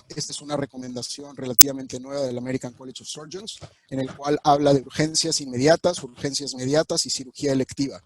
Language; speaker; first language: Spanish; native; Spanish